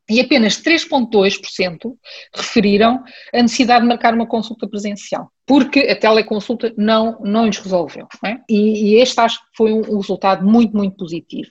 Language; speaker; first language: Portuguese; early bilingual, heritage; Portuguese